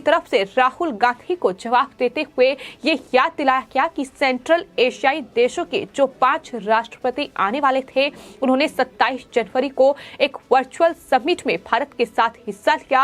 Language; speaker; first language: Hindi; native; Hindi